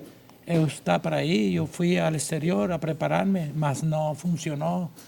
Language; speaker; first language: Portuguese; non-native, learner; Spanish